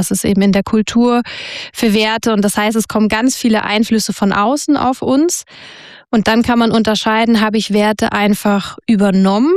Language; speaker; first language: German; native; German